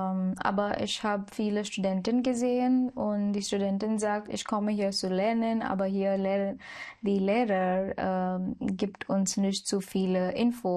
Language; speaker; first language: German; non-native, learner; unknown